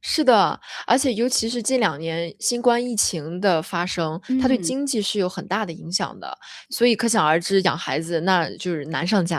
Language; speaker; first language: Chinese; native; Chinese